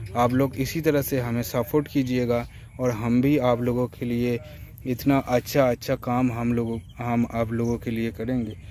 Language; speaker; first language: Hindi; non-native, local second language; Bangla